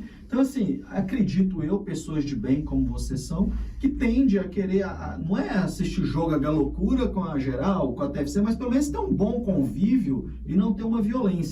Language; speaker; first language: Portuguese; native; Portuguese